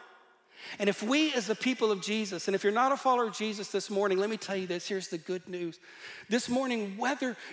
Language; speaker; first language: English; native; English